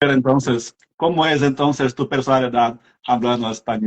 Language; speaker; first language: Spanish; non-native, fluent; Portuguese